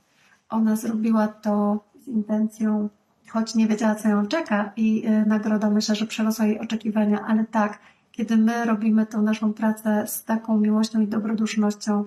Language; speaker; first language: Polish; native; Polish